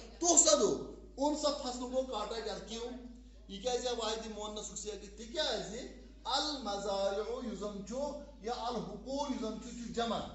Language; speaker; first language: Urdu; non-native, local second language; Kashmiri